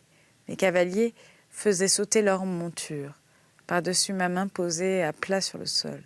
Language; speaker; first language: French; native; French